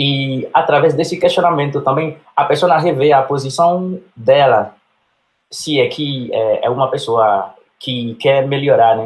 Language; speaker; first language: Portuguese; non-native, fluent; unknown